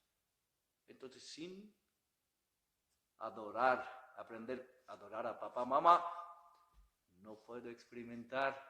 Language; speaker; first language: Spanish; non-native, learner; Bangla